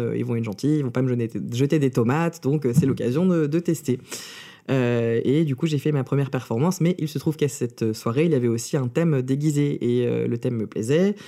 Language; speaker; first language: French; early bilingual, other home language; Russian